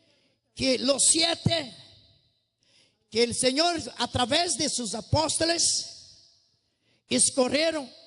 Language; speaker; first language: Spanish; non-native, fluent; Portuguese